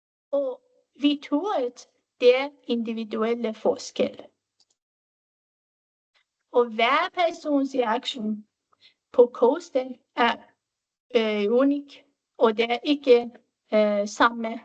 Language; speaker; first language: Danish; non-native, fluent; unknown